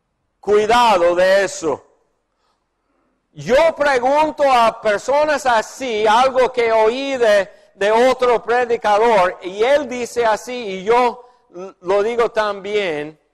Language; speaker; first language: Spanish; non-native, fluent; English